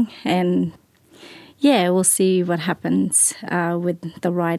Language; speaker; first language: English; native; English